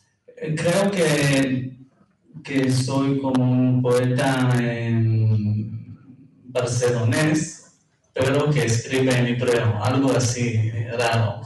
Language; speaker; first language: Spanish; non-native, fluent; Hebrew